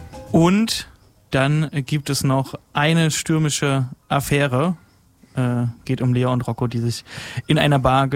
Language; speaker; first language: German; native; German